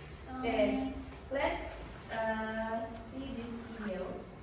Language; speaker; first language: English; non-native, learner; Indonesian